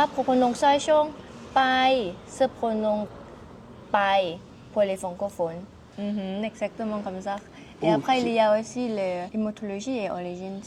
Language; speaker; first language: French; non-native, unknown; Thai